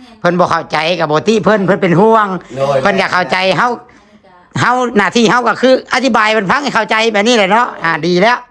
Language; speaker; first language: Thai; non-native, local second language; Lao